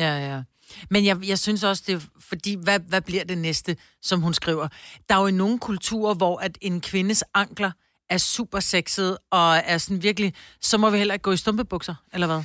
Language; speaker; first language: Danish; native; Danish